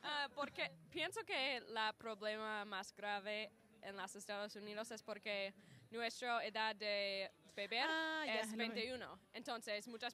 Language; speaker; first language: Spanish; non-native, learner; English